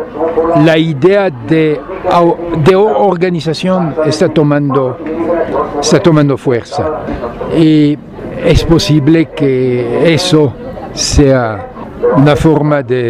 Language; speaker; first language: Spanish; non-native, fluent; French